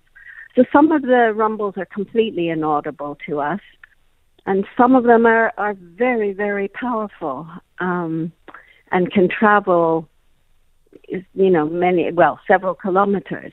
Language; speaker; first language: English; native; English